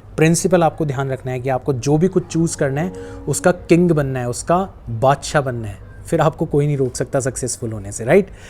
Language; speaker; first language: Hindi; native; Hindi